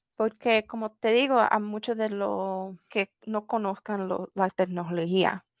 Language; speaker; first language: Spanish; early bilingual, heritage; Spanish